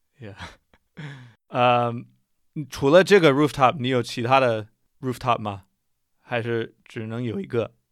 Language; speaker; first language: Chinese; non-native, fluent; English